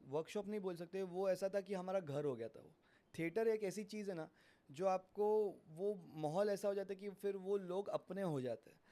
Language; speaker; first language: Hindi; non-native, local second language; Marathi